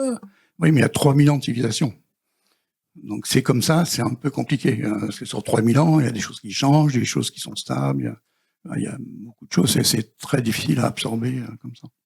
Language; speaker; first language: French; native; French